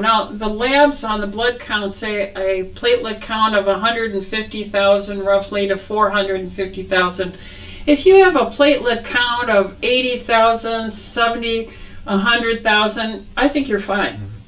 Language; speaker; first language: English; native; English